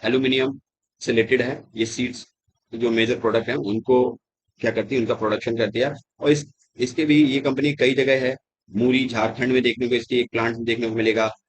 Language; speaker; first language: Hindi; native; Hindi